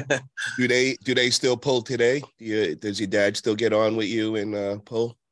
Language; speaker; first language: English; native; English